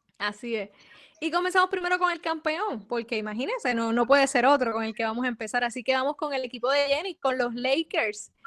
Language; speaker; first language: Spanish; native; Spanish